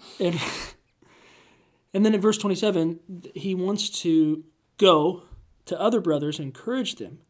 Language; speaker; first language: English; native; English